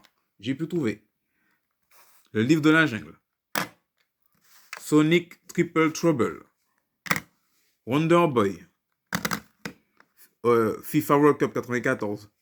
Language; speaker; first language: French; native; French